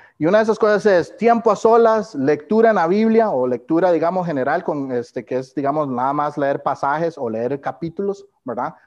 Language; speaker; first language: Spanish; native; Spanish